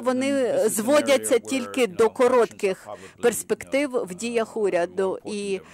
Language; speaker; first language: Ukrainian; non-native, fluent; English